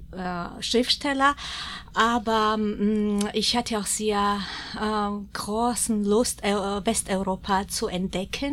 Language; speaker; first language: German; non-native, fluent; Georgian